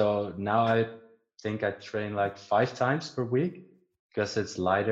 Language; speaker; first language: English; non-native, fluent; Dutch